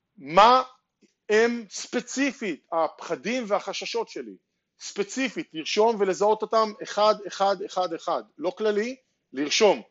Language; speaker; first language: Hebrew; native; Hebrew